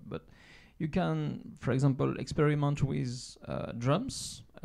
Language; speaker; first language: English; non-native, fluent; French